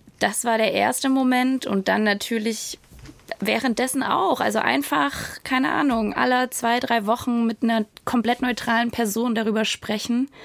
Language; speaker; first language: German; native; German